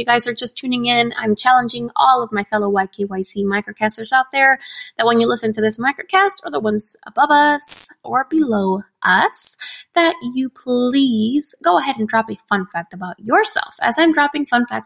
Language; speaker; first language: English; native; English